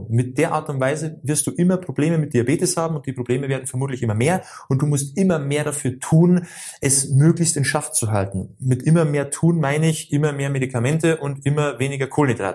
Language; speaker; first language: German; native; German